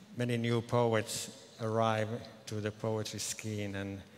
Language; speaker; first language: English; non-native, fluent; Finnish